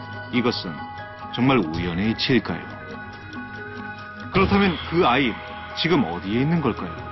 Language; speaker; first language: Korean; native; Korean